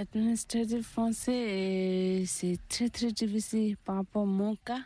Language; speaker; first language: French; non-native, learner; Tibetan